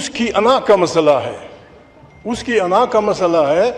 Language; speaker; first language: Urdu; non-native, local second language; Pashto